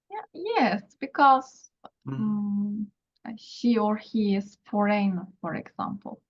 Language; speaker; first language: English; non-native, learner; Turkish